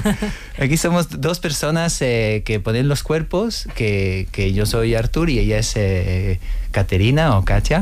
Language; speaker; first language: Spanish; non-native, fluent; Portuguese